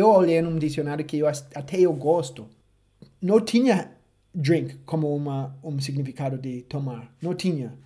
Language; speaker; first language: Portuguese; non-native, fluent; English